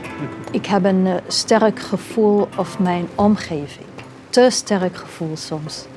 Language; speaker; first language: Dutch; non-native, fluent; Arabic